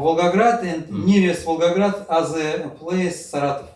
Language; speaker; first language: English; non-native, learner; Russian